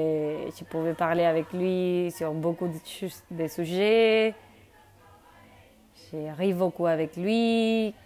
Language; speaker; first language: French; non-native, fluent; Spanish